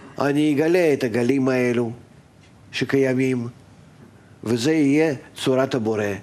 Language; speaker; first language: Hebrew; non-native, fluent; Russian